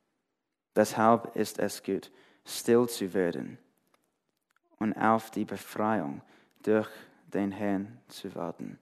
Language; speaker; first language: German; non-native, fluent; English